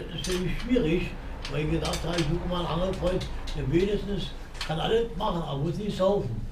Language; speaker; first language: German; native; German